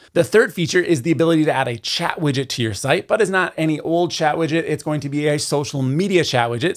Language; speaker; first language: English; native; English